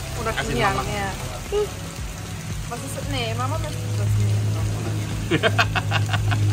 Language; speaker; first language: Indonesian; non-native, fluent; German